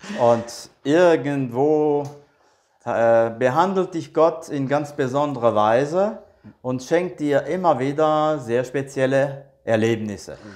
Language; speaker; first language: German; native; German